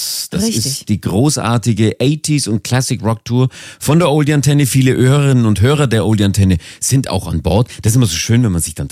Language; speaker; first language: German; native; German